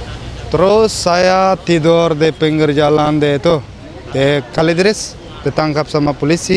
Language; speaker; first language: Indonesian; early bilingual, other home language; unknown